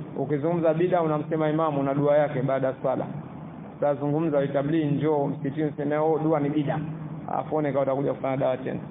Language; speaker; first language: Swahili; native; Swahili